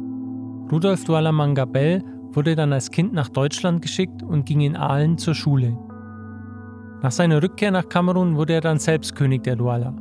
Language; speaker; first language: German; native; German